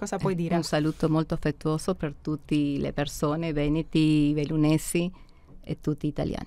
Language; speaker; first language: Italian; early bilingual, heritage; Spanish